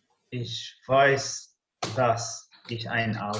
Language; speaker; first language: German; non-native, learner; English